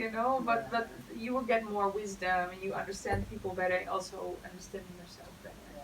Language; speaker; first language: English; non-native, fluent; Dutch